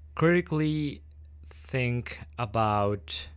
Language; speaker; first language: English; non-native, fluent; Spanish